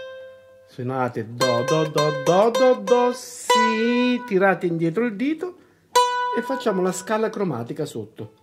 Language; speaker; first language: Italian; native; Italian